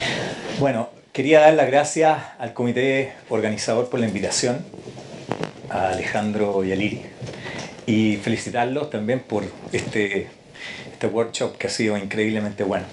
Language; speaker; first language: Spanish; native; Spanish